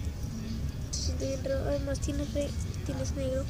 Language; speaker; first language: Spanish; native; Spanish